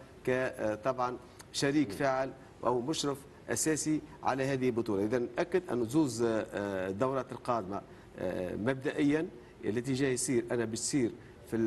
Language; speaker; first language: Arabic; native; Arabic